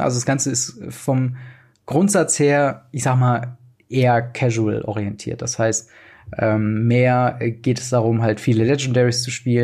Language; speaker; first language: German; native; German